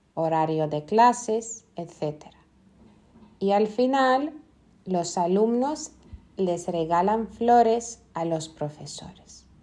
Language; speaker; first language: Spanish; non-native, fluent; Lithuanian